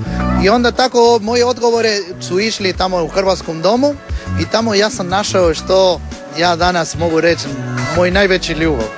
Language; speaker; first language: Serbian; non-native, learner; Spanish